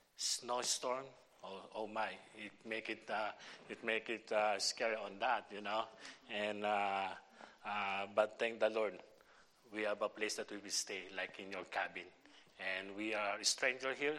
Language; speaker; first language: English; non-native, local second language; Filipino